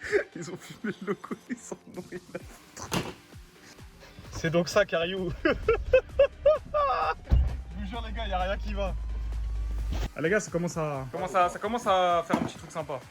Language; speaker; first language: French; native; French